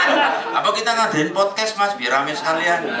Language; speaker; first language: Indonesian; native; Indonesian